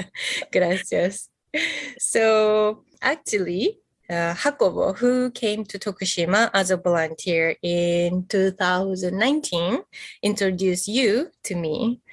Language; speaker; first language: English; non-native, fluent; Japanese